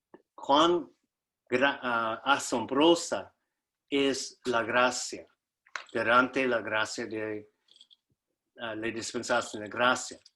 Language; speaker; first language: Spanish; non-native, fluent; English